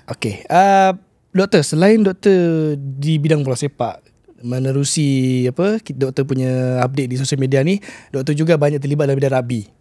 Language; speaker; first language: Malay; native; Malay